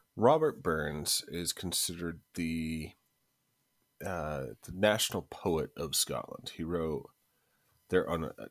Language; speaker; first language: English; native; English